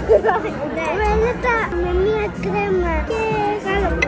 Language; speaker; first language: Greek; early bilingual, heritage; Greek